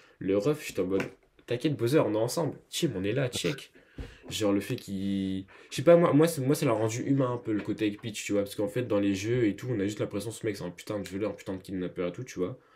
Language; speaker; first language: French; native; French